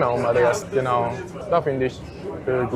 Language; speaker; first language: German; non-native, learner; Japanese